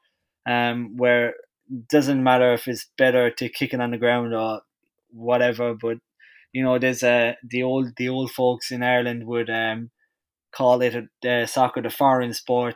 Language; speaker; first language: English; native; English